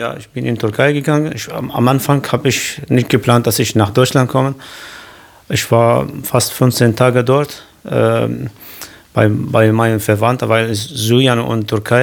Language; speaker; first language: German; non-native, learner; Kurdish